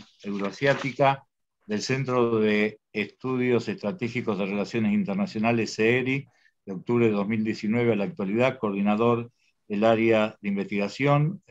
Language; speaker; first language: Spanish; native; Spanish